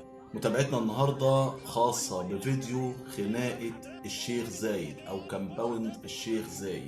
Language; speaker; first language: Arabic; native; Arabic